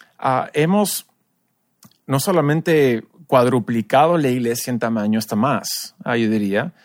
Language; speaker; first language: Spanish; early bilingual, other home language; English